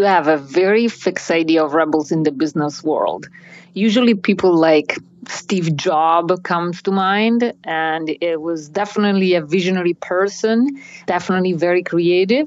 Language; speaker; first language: English; non-native, fluent; Italian